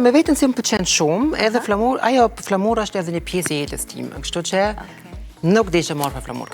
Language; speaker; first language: Albanian; non-native, fluent; German